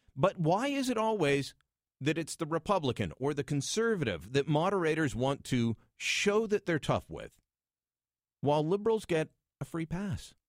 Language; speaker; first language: English; native; English